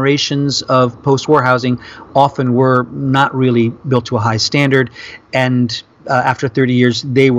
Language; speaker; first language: English; native; English